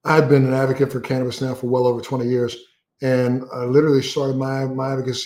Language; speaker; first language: English; native; English